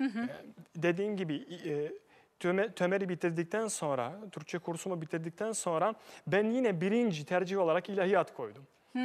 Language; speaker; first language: Turkish; non-native, fluent; Bosnian